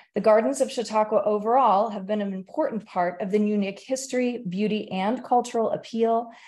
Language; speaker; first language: English; native; English